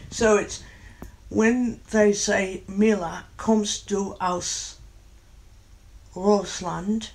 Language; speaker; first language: German; non-native, learner; English